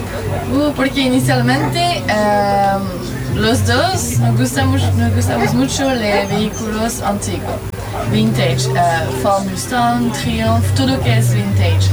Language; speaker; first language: Spanish; non-native, learner; French